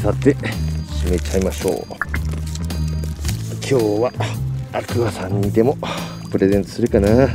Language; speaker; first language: Japanese; native; Japanese